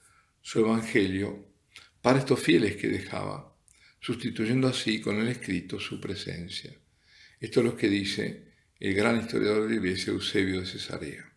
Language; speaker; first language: Spanish; native; Spanish